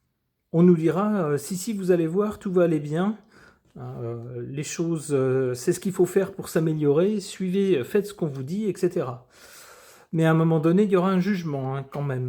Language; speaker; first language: French; native; French